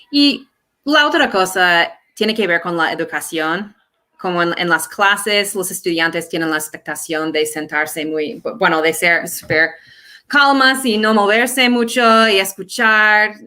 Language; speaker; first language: Spanish; non-native, fluent; English